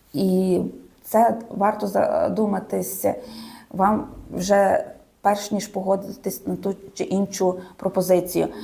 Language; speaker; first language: Ukrainian; native; Ukrainian